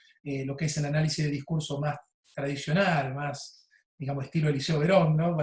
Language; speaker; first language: Spanish; native; Spanish